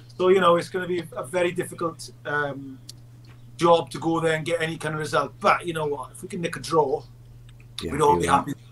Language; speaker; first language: English; native; English